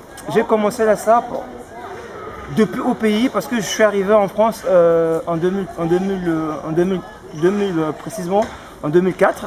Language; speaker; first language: French; non-native, local second language; Lingala